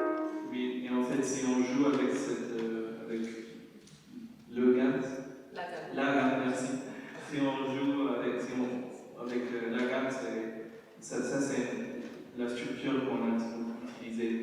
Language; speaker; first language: French; non-native, fluent; English